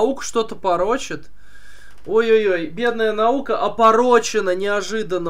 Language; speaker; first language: Russian; native; Russian